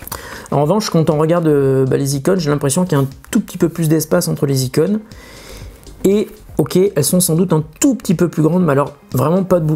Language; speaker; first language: French; native; French